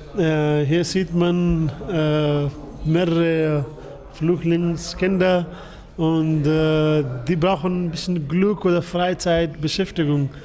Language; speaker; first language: German; non-native, fluent; Persian